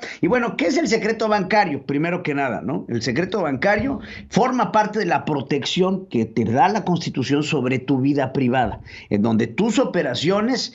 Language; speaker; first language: Spanish; native; Spanish